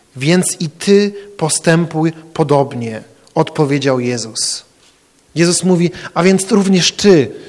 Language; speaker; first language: Polish; early bilingual, heritage; Polish